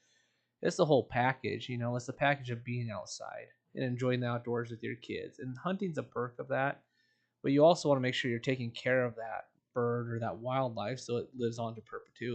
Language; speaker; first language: English; native; English